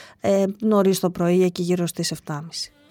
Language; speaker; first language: Greek; native; Greek